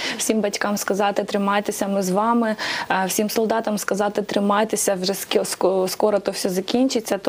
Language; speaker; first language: Ukrainian; non-native, local second language; Russian